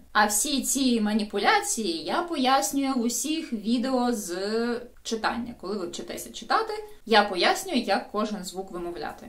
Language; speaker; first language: Ukrainian; native; Ukrainian